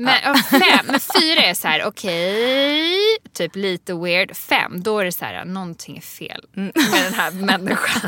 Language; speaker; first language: Swedish; native; Swedish